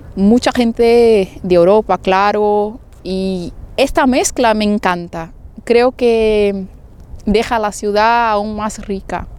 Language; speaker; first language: Spanish; non-native, fluent; Portuguese